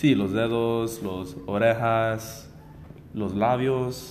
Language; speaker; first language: Spanish; non-native, learner; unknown